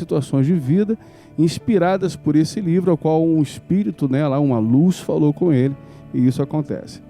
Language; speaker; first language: Portuguese; native; Portuguese